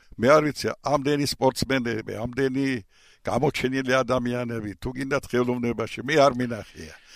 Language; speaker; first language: Georgian; non-native, local second language; Russian